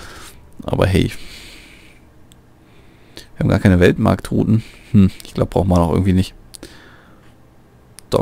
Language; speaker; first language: German; native; German